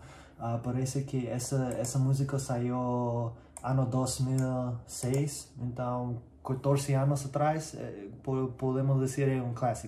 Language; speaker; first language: Portuguese; non-native, learner; English